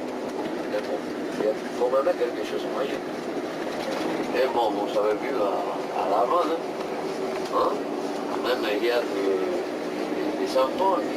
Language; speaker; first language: French; non-native, fluent; Spanish